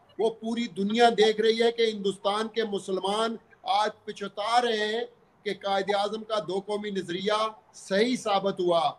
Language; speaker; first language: Urdu; non-native, local second language; Punjabi